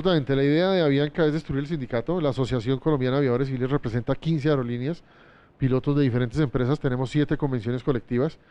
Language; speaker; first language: Spanish; native; Spanish